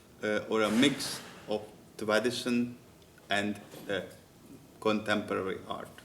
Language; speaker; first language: English; non-native, fluent; Hungarian